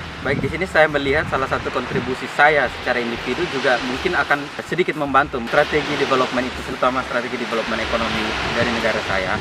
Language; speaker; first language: Indonesian; non-native, local second language; Tetum